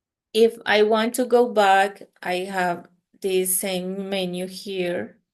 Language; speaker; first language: English; non-native, fluent; Spanish